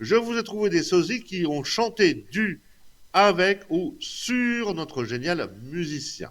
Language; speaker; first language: French; native; French